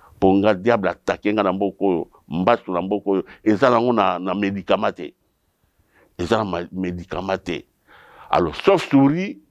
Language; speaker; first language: Lingala; non-native, local second language; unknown